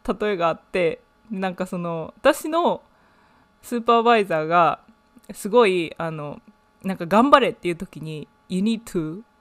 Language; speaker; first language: Japanese; native; Japanese